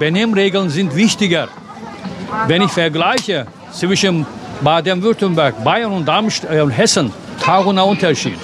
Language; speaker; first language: German; non-native, fluent; Turkish